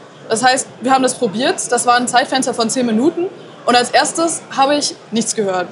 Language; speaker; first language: German; native; German